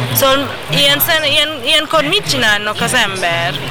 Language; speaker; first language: Hungarian; non-native, learner; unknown